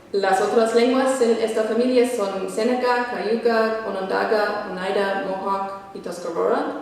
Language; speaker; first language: Spanish; non-native, fluent; English